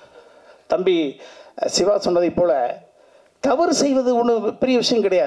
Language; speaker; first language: Tamil; native; Tamil